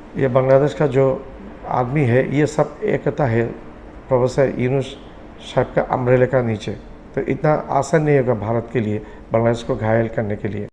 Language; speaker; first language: Hindi; non-native, fluent; Bangla